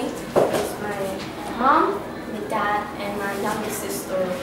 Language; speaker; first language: English; non-native, learner; Vietnamese